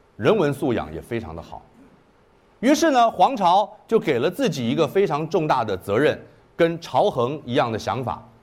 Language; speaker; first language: Chinese; native; Chinese